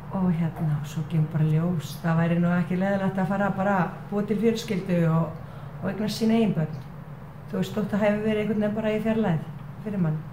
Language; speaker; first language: Icelandic; non-native, fluent; Estonian